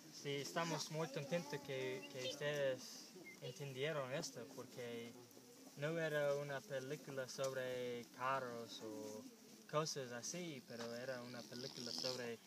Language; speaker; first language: Spanish; non-native, learner; English